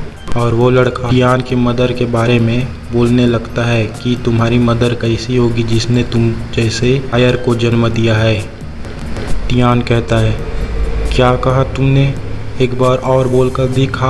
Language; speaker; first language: Hindi; native; Hindi